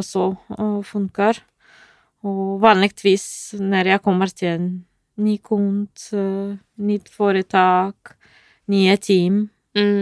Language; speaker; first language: Swedish; non-native, fluent; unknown